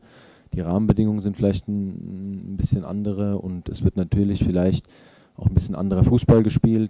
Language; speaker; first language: German; native; German